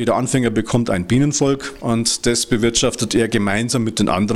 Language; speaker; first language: German; native; German